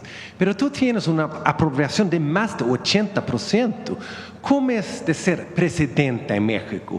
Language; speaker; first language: Spanish; non-native, fluent; Swedish